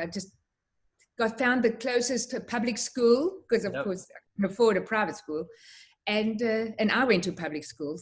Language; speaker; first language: English; native; English